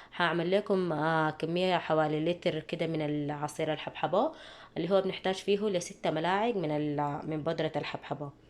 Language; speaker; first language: Arabic; native; Arabic